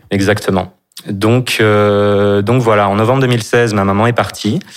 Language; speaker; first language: French; native; French